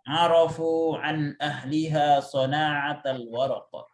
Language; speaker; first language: Arabic; non-native, fluent; Indonesian